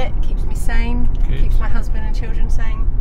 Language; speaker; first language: English; native; English